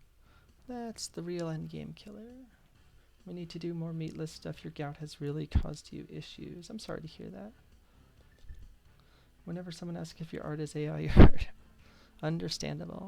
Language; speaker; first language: English; native; English